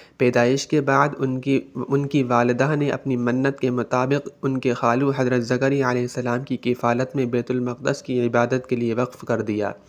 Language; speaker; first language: Urdu; native; Urdu